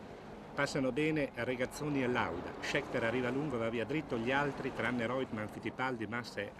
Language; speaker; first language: Italian; native; Italian